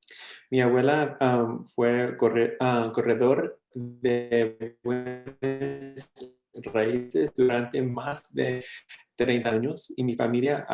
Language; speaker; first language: Spanish; early bilingual, heritage; English